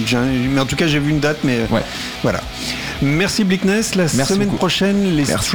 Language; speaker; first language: French; native; French